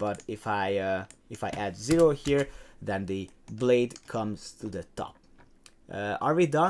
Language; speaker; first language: English; non-native, fluent; Hungarian